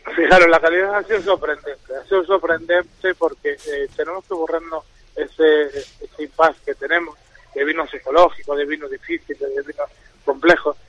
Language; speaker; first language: Spanish; native; Spanish